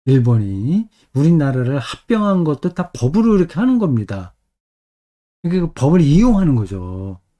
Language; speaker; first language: Korean; native; Korean